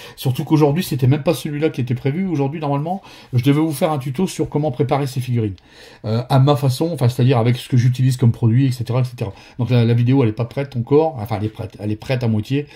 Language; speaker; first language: French; native; French